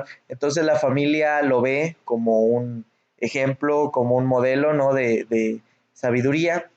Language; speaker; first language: Spanish; native; Spanish